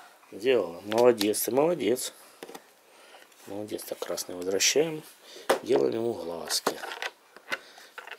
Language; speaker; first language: Russian; native; Russian